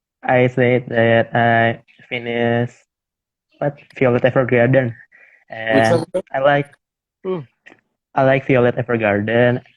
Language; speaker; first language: English; non-native, learner; Indonesian